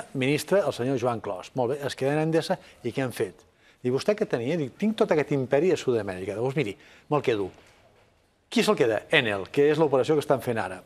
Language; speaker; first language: Catalan; native; Catalan